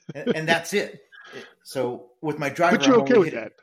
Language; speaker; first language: English; early bilingual, other home language; Spanish